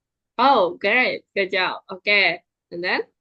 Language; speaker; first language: English; non-native, fluent; Indonesian